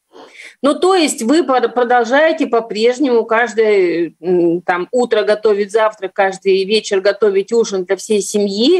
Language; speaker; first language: Russian; native; Russian